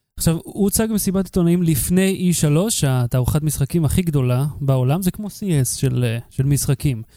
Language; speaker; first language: Hebrew; native; Hebrew